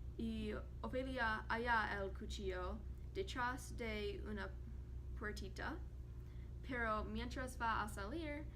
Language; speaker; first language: Spanish; non-native, learner; English